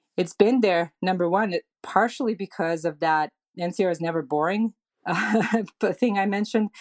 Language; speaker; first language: English; non-native, fluent; Serbian